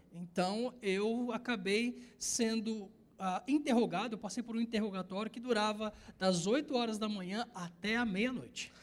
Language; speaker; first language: Portuguese; native; Portuguese